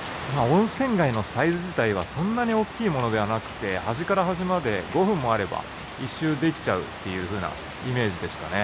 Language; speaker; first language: Japanese; native; Japanese